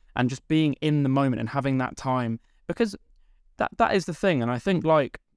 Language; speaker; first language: English; native; English